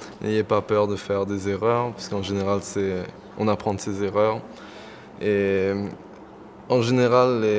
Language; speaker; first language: French; non-native, local second language; Morisyen